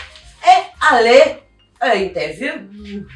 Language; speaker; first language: French; non-native, learner; Portuguese